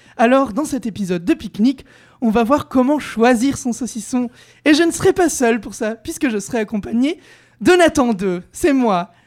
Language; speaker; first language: French; native; French